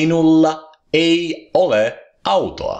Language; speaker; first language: Finnish; non-native, fluent; English